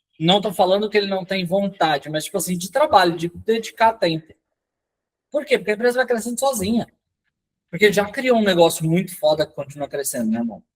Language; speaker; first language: Portuguese; native; Portuguese